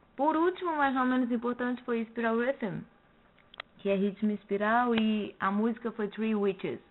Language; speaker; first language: Portuguese; native; Portuguese